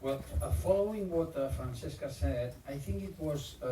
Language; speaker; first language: English; non-native, fluent; Catalan